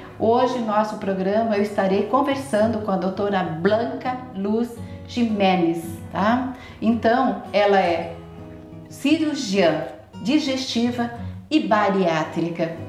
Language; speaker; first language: Portuguese; native; Portuguese